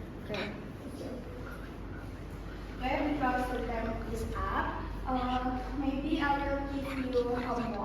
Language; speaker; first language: English; non-native, learner; Indonesian